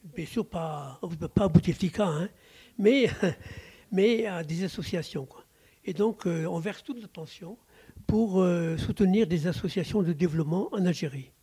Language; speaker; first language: French; native; French